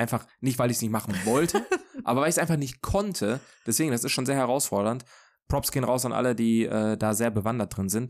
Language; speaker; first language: German; native; German